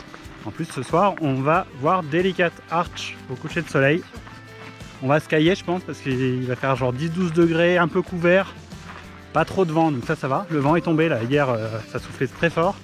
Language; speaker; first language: French; native; French